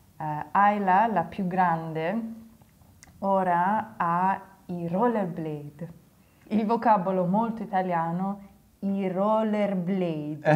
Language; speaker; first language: Italian; non-native, fluent; English